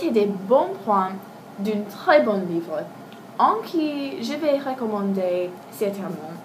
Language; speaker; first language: French; non-native, learner; English